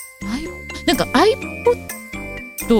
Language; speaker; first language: Japanese; native; Japanese